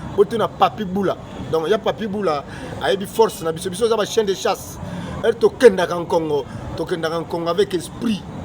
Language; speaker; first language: Lingala; non-native, local second language; Kituba (Democratic Republic of Congo)